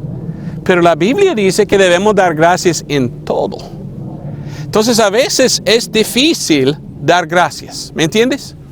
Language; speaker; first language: Spanish; non-native, fluent; English